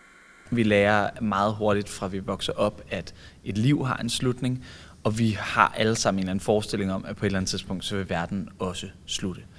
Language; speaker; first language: Danish; native; Danish